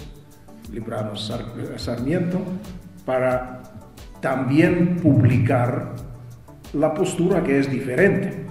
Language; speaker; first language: Spanish; non-native, fluent; Russian